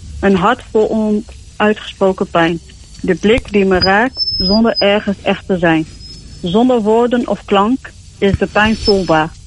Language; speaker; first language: Dutch; early bilingual, other home language; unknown